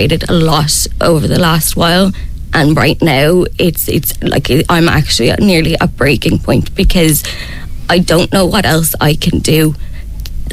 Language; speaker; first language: English; native; English